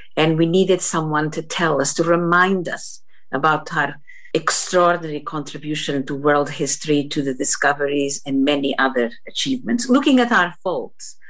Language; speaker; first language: English; non-native, fluent; Portuguese